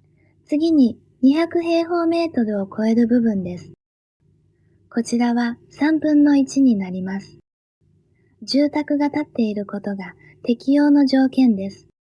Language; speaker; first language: Japanese; native; Japanese